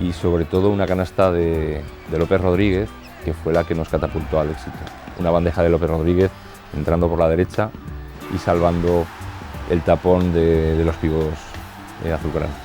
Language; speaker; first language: Spanish; native; Spanish